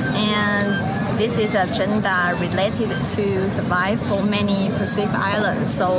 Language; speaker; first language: English; non-native, learner; Chinese